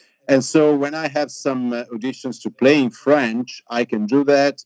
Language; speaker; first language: English; non-native, fluent; Italian